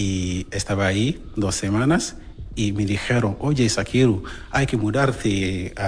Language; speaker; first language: Spanish; non-native, learner; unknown